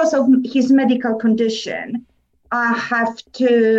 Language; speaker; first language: English; non-native, learner; Polish